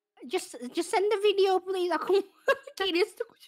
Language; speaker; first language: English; non-native, local second language; Malay